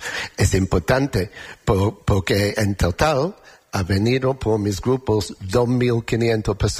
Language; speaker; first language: Spanish; non-native, learner; English